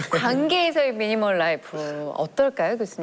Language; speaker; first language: Korean; native; Korean